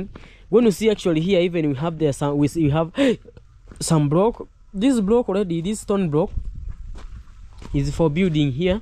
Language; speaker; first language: English; non-native, learner; Swahili